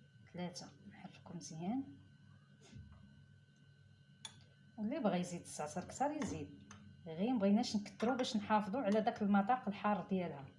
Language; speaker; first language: Arabic; native; Arabic